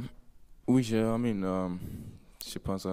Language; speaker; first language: French; non-native, learner; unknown